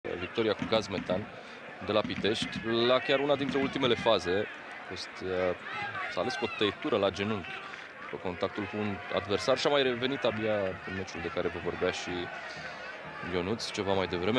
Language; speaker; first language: Romanian; native; Romanian